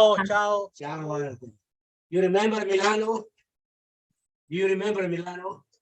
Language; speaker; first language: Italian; native; Italian